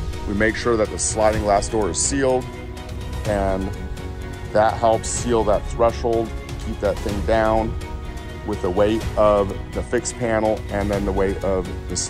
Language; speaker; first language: English; native; English